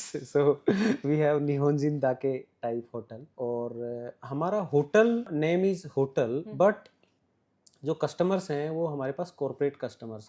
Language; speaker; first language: Hindi; native; Hindi